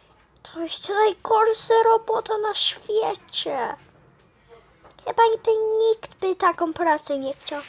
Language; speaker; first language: Polish; early bilingual, heritage; Polish